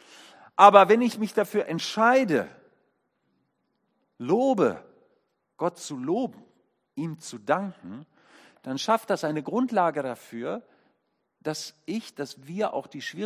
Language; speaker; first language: German; native; German